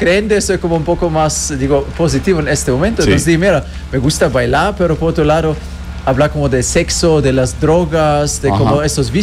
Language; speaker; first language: Spanish; non-native, fluent; German